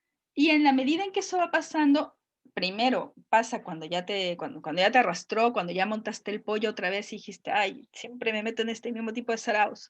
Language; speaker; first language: Spanish; native; Spanish